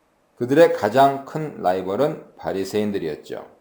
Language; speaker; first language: Korean; native; Korean